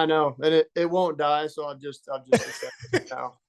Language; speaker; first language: English; native; English